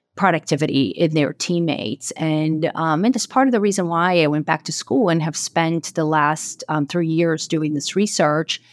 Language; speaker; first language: English; non-native, fluent; Portuguese